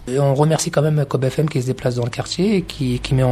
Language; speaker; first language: French; native; French